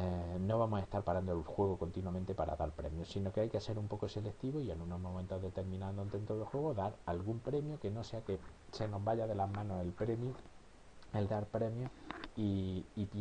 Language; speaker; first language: Spanish; native; Spanish